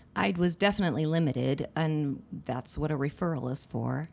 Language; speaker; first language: English; native; English